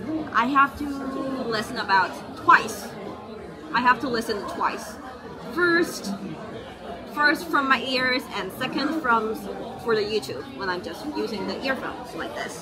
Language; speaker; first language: English; non-native, learner; Korean